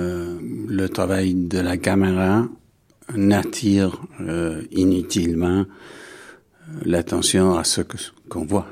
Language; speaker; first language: French; non-native, fluent; English